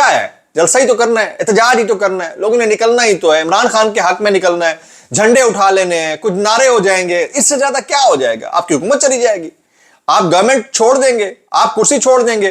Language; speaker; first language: Urdu; native; Urdu